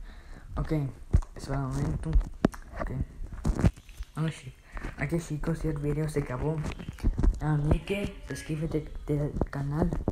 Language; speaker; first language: Spanish; early bilingual, heritage; Spanish